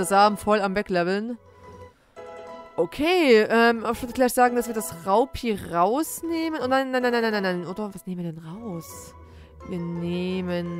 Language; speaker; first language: German; native; German